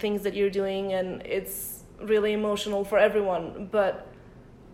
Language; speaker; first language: English; early bilingual, other home language; Bosnian